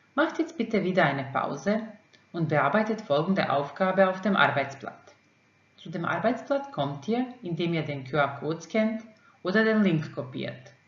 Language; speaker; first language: German; non-native, fluent; Croatian